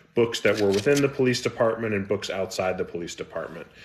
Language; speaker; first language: English; native; English